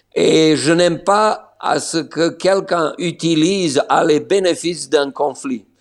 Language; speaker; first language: French; non-native, fluent; Slovenian